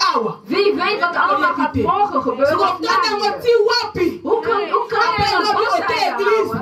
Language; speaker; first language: Dutch; non-native, fluent; Lingala